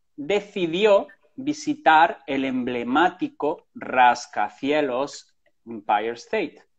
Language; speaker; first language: Spanish; native; Spanish